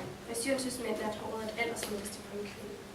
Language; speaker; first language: Danish; early bilingual, heritage; Danish